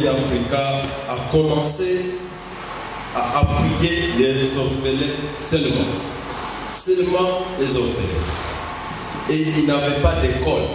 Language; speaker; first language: French; non-native, local second language; Swahili